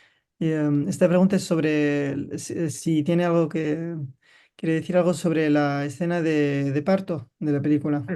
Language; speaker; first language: Spanish; non-native, fluent; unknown